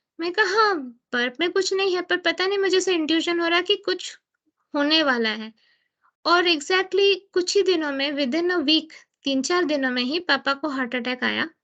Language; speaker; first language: Hindi; native; Hindi